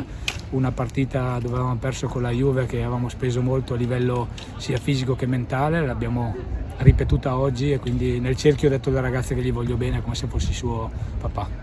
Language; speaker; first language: Italian; native; Italian